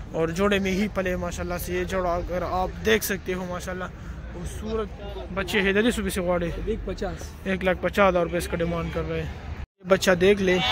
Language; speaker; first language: Urdu; non-native, local second language; Pashto